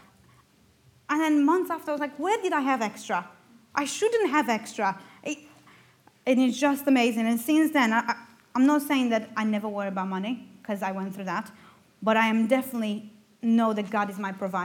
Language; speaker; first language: English; non-native, fluent; Romanian